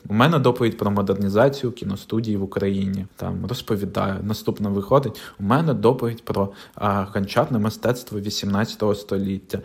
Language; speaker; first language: Ukrainian; non-native, local second language; Russian